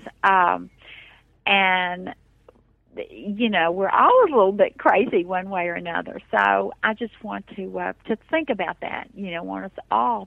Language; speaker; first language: English; native; English